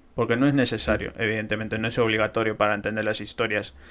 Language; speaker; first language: Spanish; native; Spanish